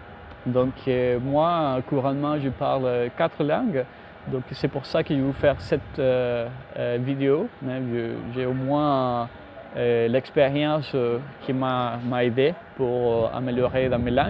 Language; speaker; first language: French; non-native, fluent; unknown